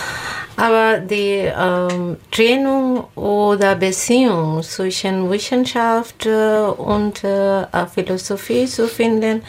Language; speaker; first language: German; non-native, learner; Bangla